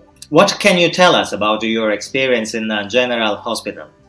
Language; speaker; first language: English; non-native, fluent; Italian